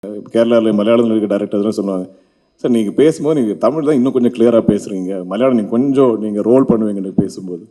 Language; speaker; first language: Tamil; non-native, local second language; Malayalam